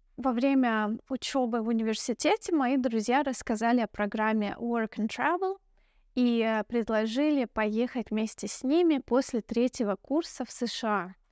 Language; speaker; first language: Russian; native; Russian